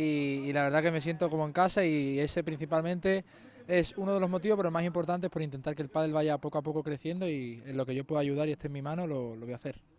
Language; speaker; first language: Spanish; native; Spanish